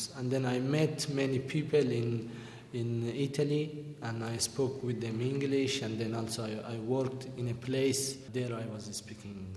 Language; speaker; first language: English; non-native, learner; Persian